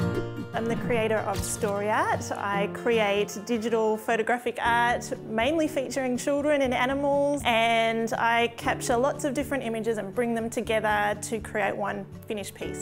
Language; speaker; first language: English; native; English